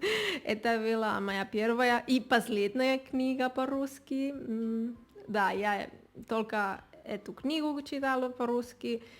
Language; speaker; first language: Russian; non-native, learner; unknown